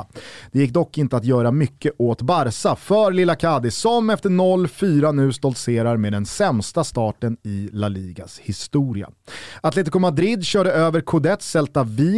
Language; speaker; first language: Swedish; native; Swedish